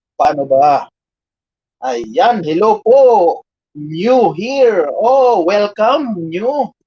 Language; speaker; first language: Filipino; non-native, local second language; Bikol